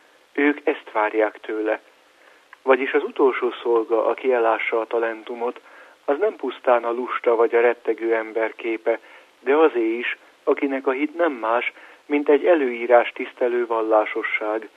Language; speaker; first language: Hungarian; native; Hungarian